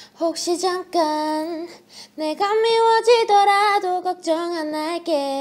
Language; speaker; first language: Korean; native; Korean